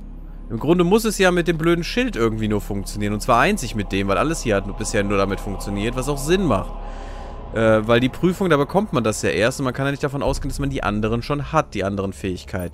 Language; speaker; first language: German; native; German